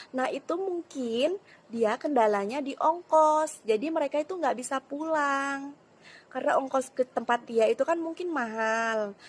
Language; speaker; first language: Indonesian; non-native, local second language; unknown